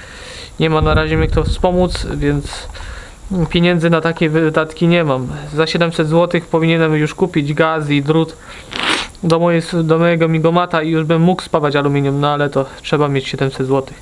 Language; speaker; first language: Polish; native; Polish